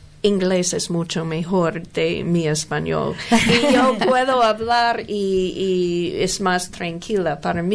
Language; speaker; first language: Spanish; non-native, learner; English